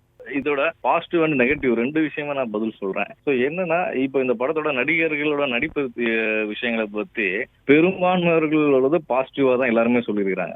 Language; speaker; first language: Tamil; native; Tamil